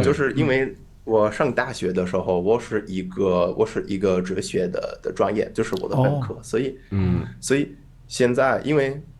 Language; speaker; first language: Chinese; non-native, fluent; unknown